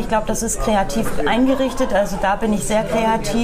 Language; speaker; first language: German; native; German